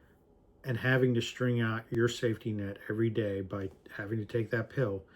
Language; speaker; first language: English; native; English